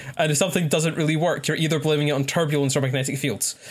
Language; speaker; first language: English; native; English